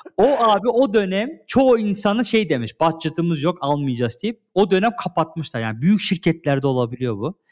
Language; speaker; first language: Turkish; early bilingual, heritage; Turkish